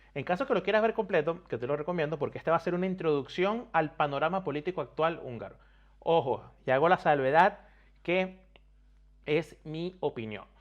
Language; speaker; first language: Spanish; native; Spanish